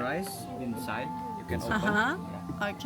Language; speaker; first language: English; non-native, learner; Turkish